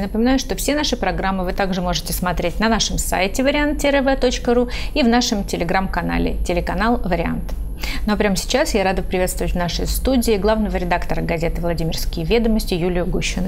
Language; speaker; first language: Russian; native; Russian